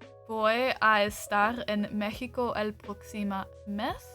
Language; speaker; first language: Spanish; non-native, learner; English